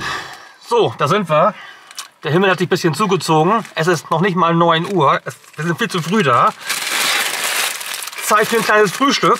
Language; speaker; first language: German; native; German